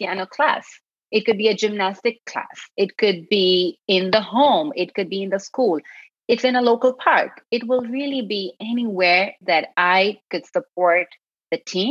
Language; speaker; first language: English; non-native, local second language; Gujarati